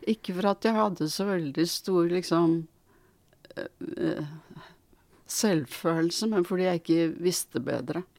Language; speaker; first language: Norwegian; early bilingual, other home language; Swedish